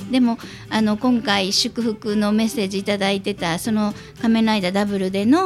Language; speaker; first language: Japanese; native; Japanese